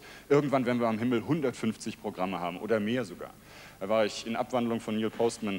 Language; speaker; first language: German; native; German